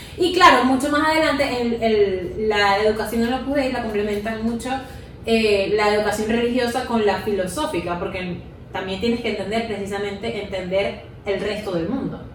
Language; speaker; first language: Spanish; native; Spanish